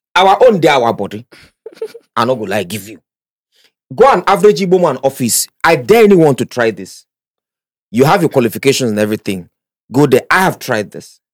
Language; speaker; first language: English; non-native, local second language; Igbo